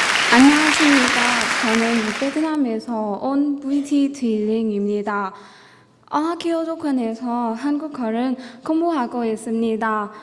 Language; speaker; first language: Korean; non-native, learner; Vietnamese